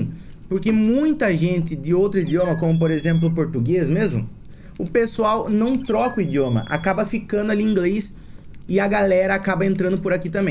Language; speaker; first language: Portuguese; native; Portuguese